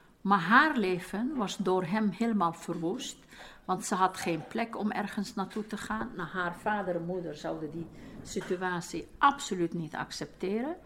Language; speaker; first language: Dutch; non-native, fluent; Turkish